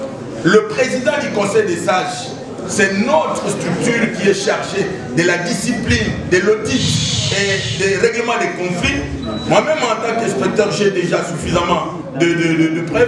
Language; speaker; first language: French; non-native, local second language; Lingala